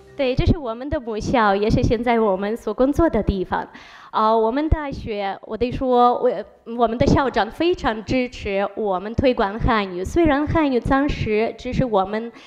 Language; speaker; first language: Chinese; non-native, fluent; Ukrainian